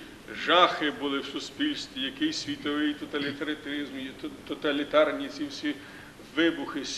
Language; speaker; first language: Ukrainian; native; Ukrainian